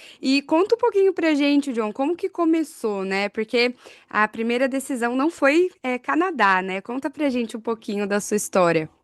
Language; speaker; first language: Portuguese; native; Portuguese